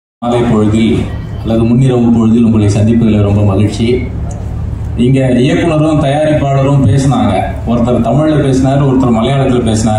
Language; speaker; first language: Tamil; native; Tamil